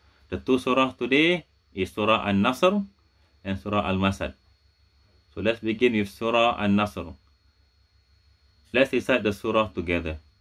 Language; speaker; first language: English; non-native, local second language; Malay